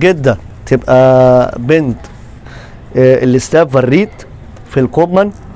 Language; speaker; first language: Arabic; native; Arabic